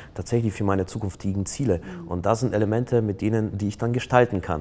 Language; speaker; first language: German; non-native, fluent; Polish